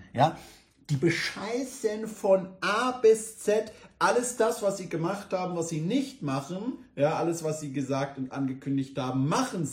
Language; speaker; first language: German; native; German